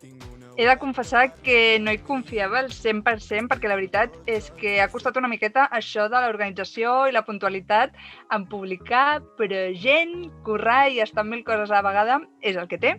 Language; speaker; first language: Catalan; native; Catalan